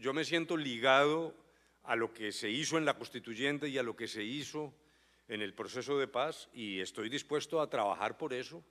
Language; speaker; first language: Spanish; native; Spanish